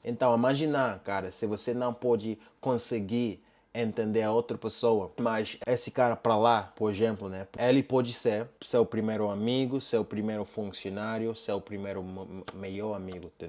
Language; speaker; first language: Portuguese; non-native, learner; English